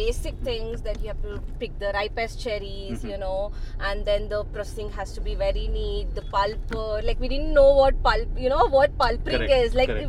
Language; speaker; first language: English; non-native, local second language; Kannada